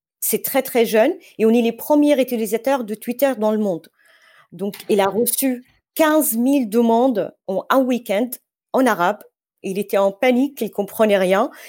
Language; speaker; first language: French; non-native, fluent; Arabic